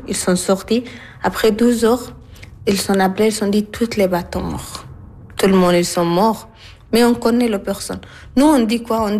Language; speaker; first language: French; non-native, learner; Arabic